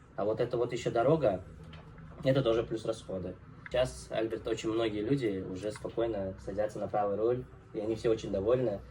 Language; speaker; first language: Russian; non-native, local second language; Uzbek